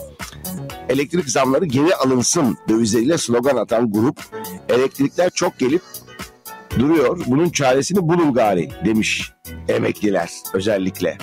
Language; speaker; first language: Turkish; native; Turkish